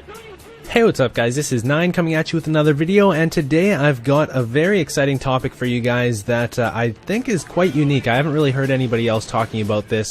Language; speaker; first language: English; native; English